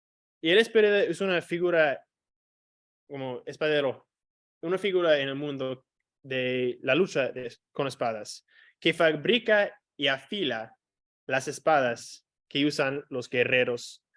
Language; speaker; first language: Spanish; non-native, fluent; English